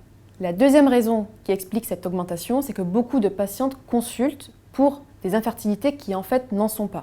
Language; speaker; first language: French; native; French